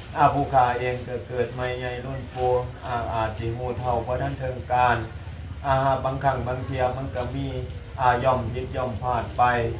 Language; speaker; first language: Thai; native; Thai